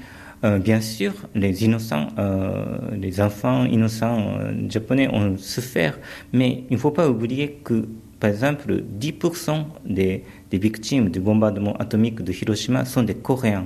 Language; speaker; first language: French; early bilingual, other home language; Japanese